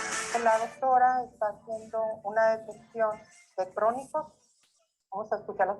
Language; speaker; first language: Spanish; native; Spanish